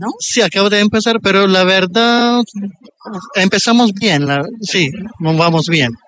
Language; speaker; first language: Spanish; non-native, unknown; Turkish